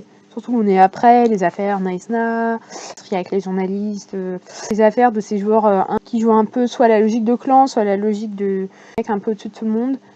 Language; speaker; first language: French; native; French